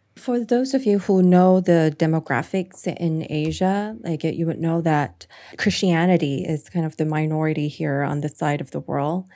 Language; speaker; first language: English; non-native, local second language; Cantonese